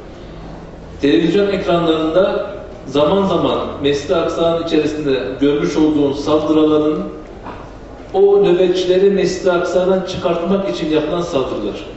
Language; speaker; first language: Turkish; native; Turkish